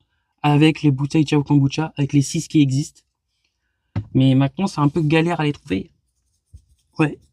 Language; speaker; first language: French; native; French